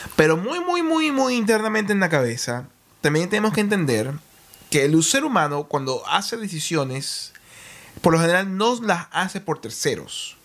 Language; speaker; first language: Spanish; native; Spanish